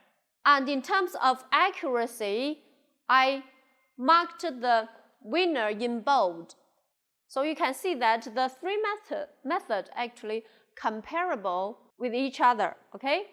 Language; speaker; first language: English; non-native, local second language; Chinese